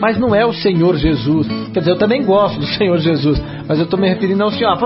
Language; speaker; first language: Portuguese; native; Portuguese